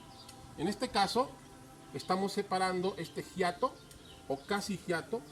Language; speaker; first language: Spanish; native; Spanish